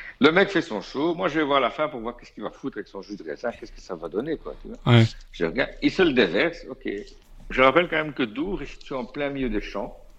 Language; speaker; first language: French; native; French